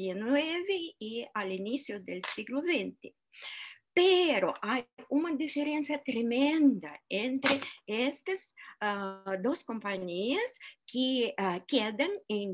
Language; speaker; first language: Spanish; non-native, fluent; Russian